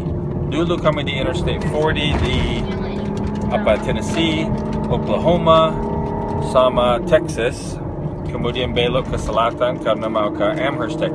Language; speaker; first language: Indonesian; non-native, fluent; English